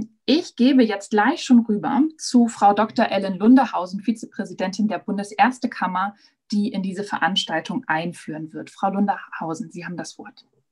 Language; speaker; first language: German; native; German